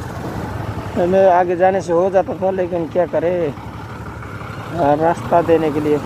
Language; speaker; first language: Hindi; non-native, learner; Nepali